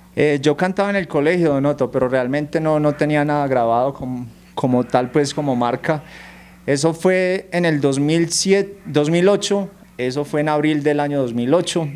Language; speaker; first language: Spanish; native; Spanish